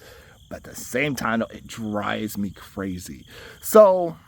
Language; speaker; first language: English; native; English